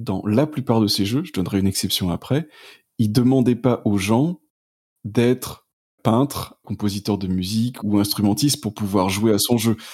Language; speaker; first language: French; native; French